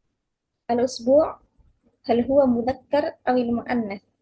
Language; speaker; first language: Arabic; non-native, fluent; Indonesian